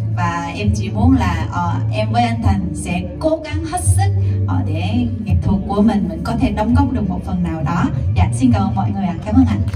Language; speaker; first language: Vietnamese; non-native, fluent; Korean